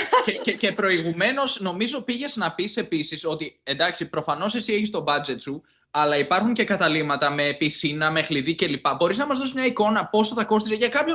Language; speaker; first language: Greek; native; Greek